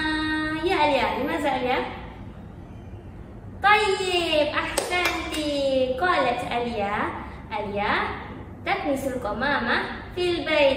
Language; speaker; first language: Arabic; non-native, learner; Malay